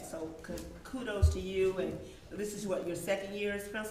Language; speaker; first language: English; native; English